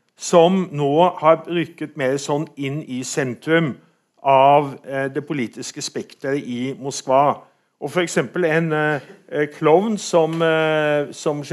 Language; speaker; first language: Norwegian; native; Norwegian